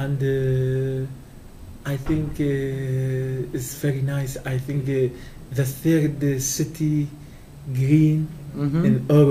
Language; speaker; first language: English; non-native, learner; Kurdish